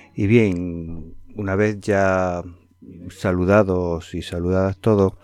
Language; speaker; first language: Spanish; native; Spanish